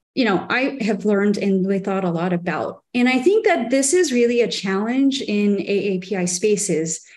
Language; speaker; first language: English; native; English